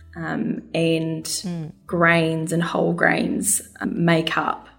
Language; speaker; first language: English; native; English